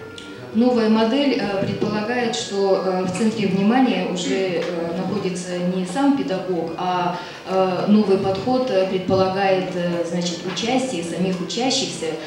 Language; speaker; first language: Russian; native; Russian